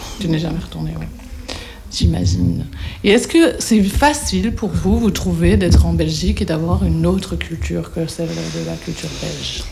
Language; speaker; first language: French; native; French